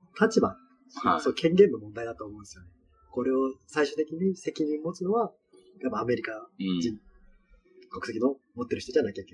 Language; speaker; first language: Japanese; native; Japanese